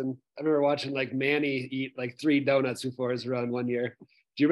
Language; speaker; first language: English; native; English